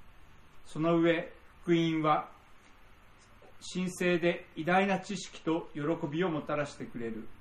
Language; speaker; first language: Japanese; native; Japanese